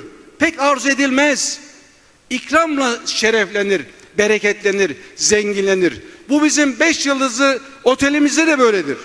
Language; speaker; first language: Turkish; native; Turkish